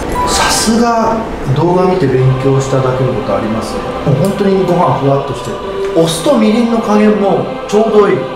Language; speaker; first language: Japanese; native; Japanese